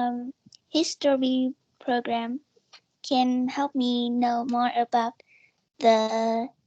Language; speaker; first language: English; non-native, learner; Vietnamese